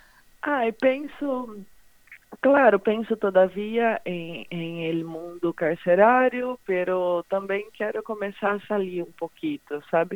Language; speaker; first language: Spanish; non-native, fluent; Portuguese